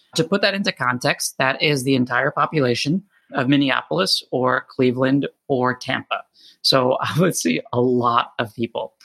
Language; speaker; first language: English; native; English